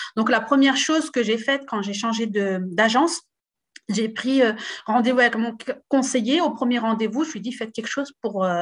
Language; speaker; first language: French; native; French